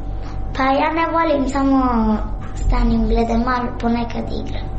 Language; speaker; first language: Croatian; non-native, learner; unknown